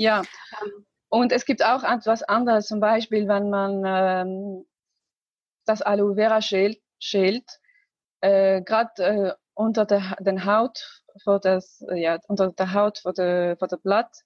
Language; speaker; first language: German; non-native, learner; Arabic